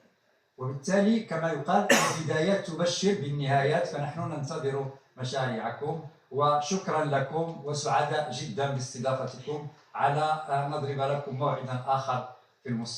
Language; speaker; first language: Arabic; native; Arabic